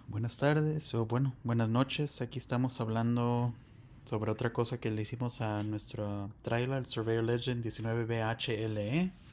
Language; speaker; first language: Spanish; early bilingual, heritage; Spanish